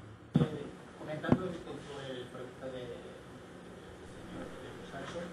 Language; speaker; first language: Spanish; non-native, learner; Korean